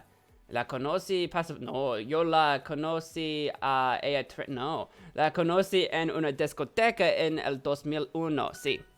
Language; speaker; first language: Spanish; non-native, learner; English